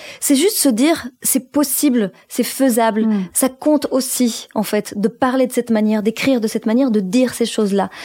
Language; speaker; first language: French; non-native, local second language; Arabic